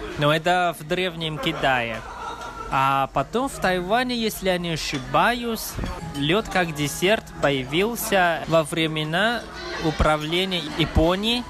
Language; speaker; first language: Russian; non-native, learner; Chinese